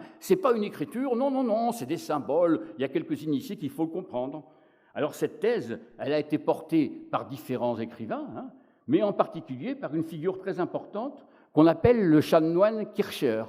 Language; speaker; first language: French; native; French